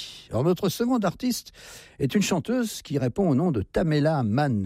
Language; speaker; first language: French; native; French